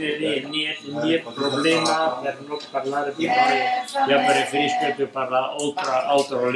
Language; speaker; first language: Italian; non-native, learner; Dutch